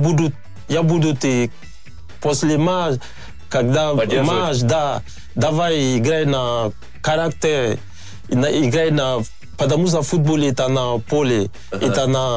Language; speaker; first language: Russian; non-native, learner; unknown